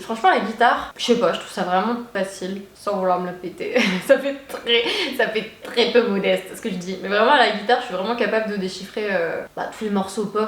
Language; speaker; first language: French; native; French